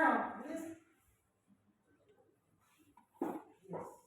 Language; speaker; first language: English; non-native, learner; Indonesian